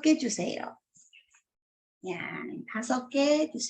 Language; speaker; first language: Korean; non-native, fluent; Filipino